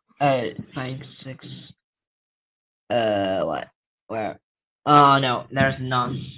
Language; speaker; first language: English; non-native, learner; Chinese